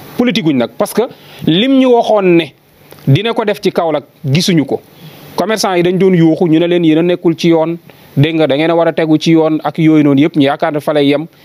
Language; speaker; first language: Wolof; native; Wolof